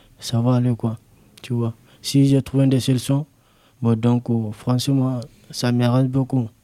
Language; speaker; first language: French; non-native, local second language; Soninke